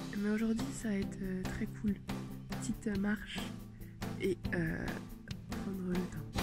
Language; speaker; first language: French; native; French